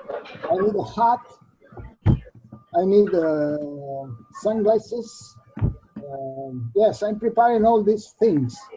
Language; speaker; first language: English; non-native, learner; Spanish